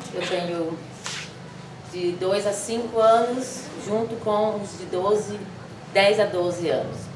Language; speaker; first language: Portuguese; non-native, fluent; Dutch